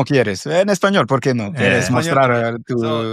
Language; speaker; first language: Spanish; non-native, fluent; English